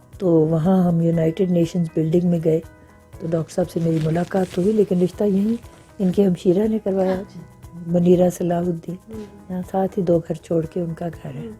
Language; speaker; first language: Urdu; non-native, local second language; Punjabi